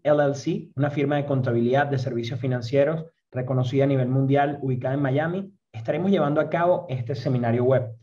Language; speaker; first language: Spanish; native; Spanish